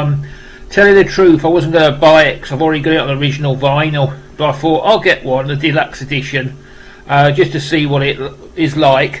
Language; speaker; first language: English; native; English